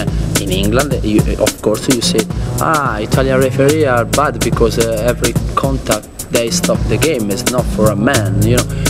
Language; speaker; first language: English; non-native, learner; Italian